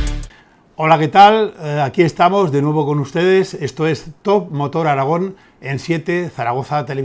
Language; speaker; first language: Spanish; native; Spanish